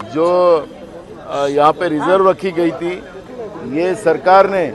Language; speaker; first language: Hindi; non-native, local second language; Marathi